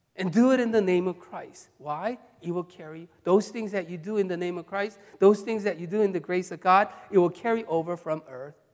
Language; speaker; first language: English; early bilingual, other home language; Korean